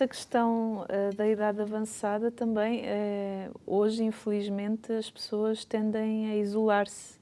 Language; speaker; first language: Portuguese; native; Portuguese